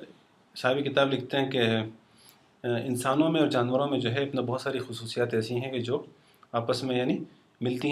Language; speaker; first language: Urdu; non-native, fluent; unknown